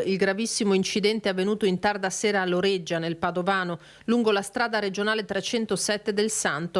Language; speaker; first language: Italian; native; Italian